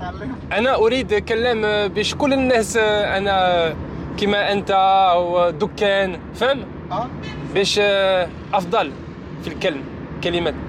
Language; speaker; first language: Arabic; non-native, learner; French